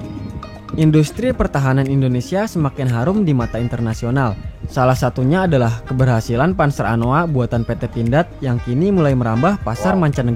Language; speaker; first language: Indonesian; native; Indonesian